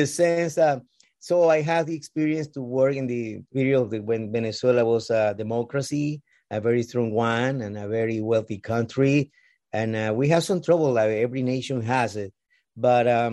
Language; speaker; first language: English; non-native, learner; Spanish